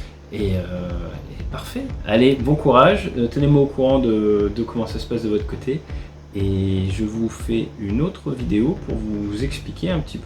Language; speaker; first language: French; native; French